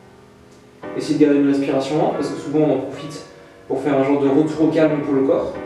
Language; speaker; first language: French; native; French